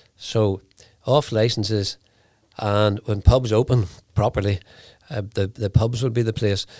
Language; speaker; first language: English; native; English